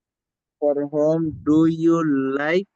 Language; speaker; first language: English; non-native, learner; Bangla